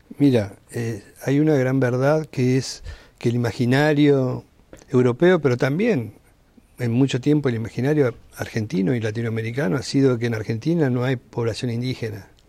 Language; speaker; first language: Spanish; native; Spanish